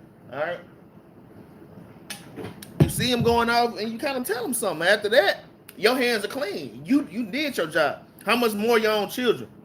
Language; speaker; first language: English; native; English